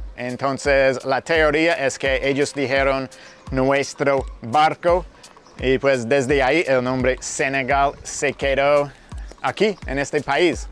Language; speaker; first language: Spanish; non-native, fluent; English